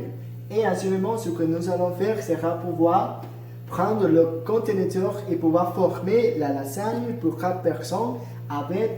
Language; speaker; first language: French; non-native, learner; Spanish